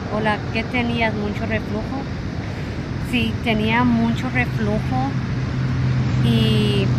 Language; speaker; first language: Spanish; early bilingual, heritage; Spanish